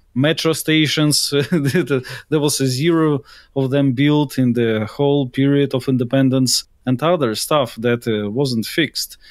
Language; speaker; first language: English; non-native, fluent; Russian